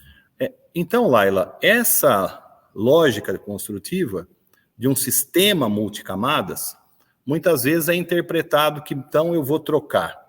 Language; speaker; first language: Portuguese; native; Portuguese